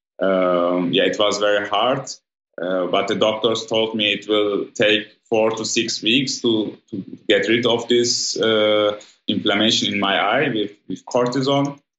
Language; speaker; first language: English; non-native, fluent; German